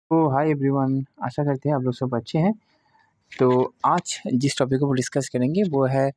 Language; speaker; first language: Hindi; non-native, local second language; Bangla